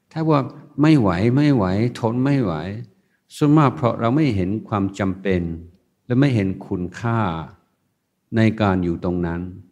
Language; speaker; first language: Thai; non-native, fluent; English